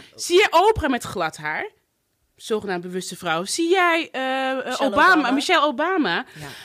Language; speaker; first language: Dutch; native; Dutch